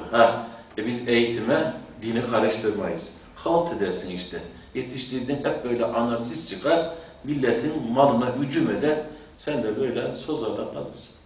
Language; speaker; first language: Turkish; native; Turkish